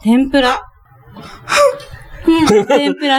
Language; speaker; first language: Japanese; native; Japanese